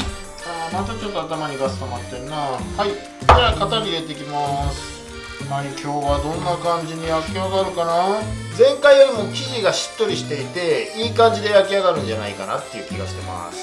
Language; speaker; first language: Japanese; native; Japanese